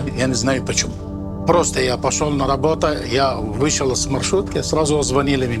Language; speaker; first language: Russian; non-native, learner; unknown